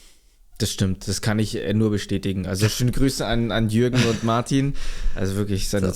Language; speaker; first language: German; native; German